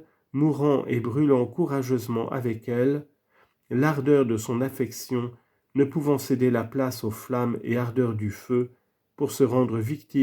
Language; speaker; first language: French; native; French